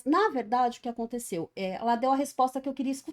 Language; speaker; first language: Portuguese; native; Portuguese